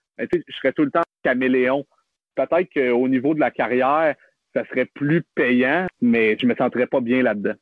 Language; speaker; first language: French; native; French